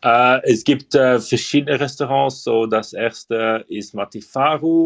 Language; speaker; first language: German; non-native, learner; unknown